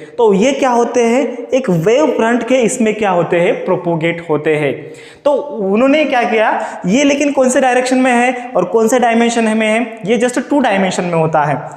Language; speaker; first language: Hindi; non-native, local second language; Marathi